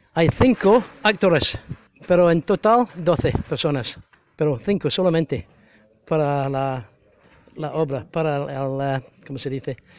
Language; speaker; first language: Spanish; non-native, learner; English